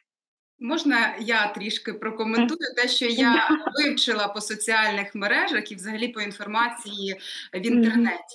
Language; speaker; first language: Ukrainian; native; Ukrainian